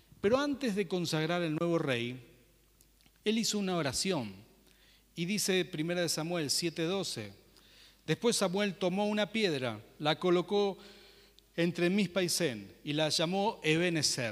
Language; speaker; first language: Spanish; native; Spanish